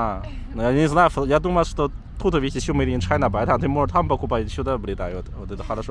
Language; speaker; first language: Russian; non-native, learner; Chinese